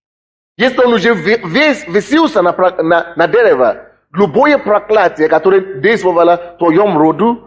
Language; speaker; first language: Russian; native; Russian